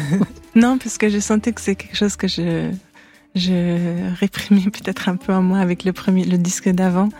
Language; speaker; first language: French; non-native, local second language; Arabic